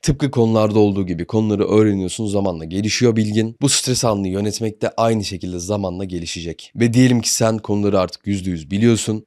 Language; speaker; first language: Turkish; native; Turkish